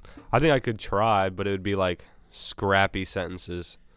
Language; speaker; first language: English; native; English